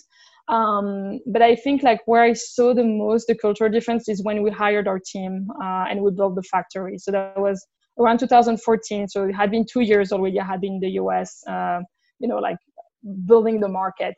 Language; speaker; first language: English; non-native, fluent; French